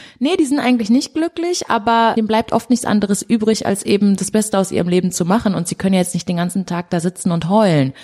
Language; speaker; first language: German; early bilingual, other home language; Portuguese